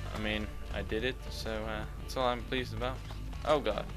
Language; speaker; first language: English; native; English